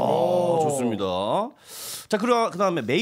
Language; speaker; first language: Korean; native; Korean